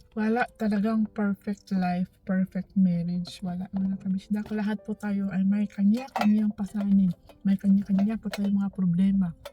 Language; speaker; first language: Filipino; non-native, local second language; Cebuano